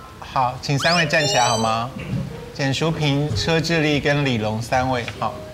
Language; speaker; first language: Chinese; native; Chinese